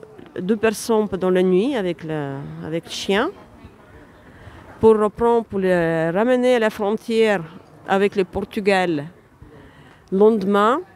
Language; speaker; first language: French; non-native, fluent; Ukrainian